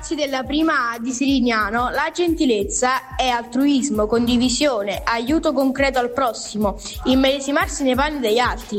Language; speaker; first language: Italian; native; Italian